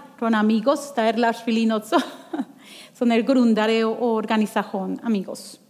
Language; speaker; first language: Swedish; non-native, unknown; Spanish